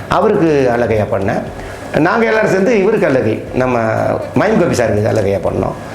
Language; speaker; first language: Tamil; native; Tamil